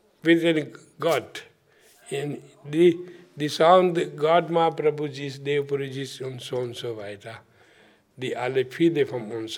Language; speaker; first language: German; non-native, learner; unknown